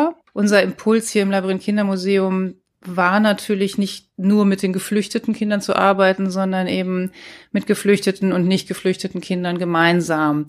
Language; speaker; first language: German; native; German